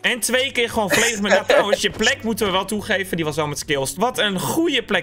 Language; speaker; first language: Dutch; native; Dutch